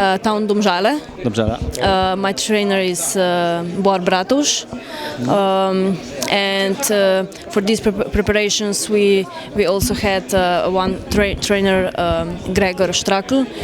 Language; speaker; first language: English; non-native, learner; Slovenian